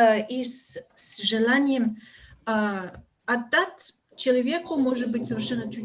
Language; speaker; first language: Russian; non-native, fluent; English